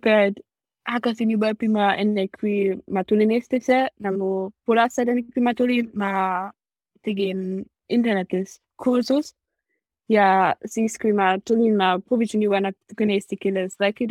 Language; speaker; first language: Estonian; non-native, learner; German